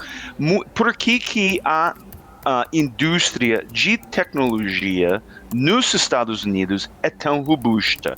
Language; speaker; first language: Portuguese; non-native, fluent; English